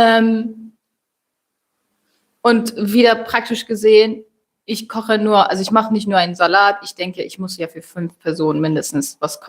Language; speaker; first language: German; non-native, fluent; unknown